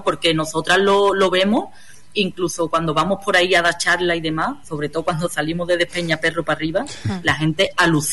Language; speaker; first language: Spanish; native; Spanish